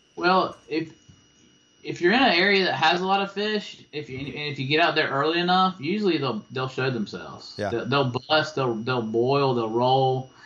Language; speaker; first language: English; native; English